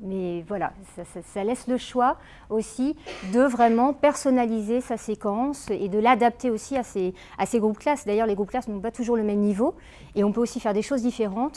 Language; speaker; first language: French; native; French